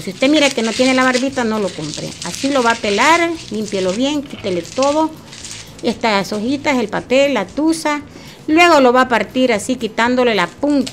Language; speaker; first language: Spanish; native; Spanish